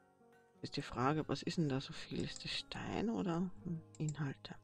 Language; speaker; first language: German; native; German